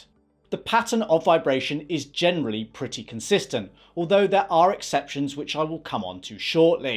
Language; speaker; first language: English; native; English